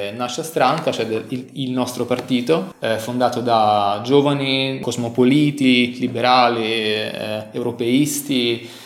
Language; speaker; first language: Italian; native; Italian